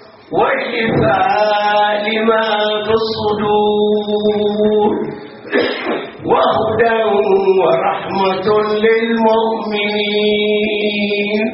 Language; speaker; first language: Arabic; native; Arabic